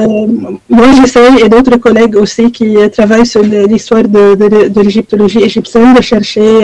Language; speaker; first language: French; non-native, fluent; Arabic